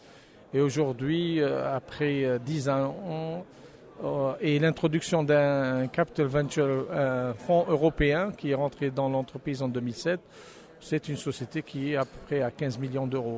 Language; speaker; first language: French; non-native, local second language; Arabic